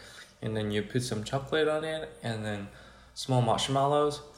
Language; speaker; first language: English; non-native, fluent; Korean